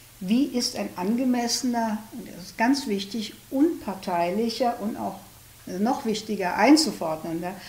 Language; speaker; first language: German; native; German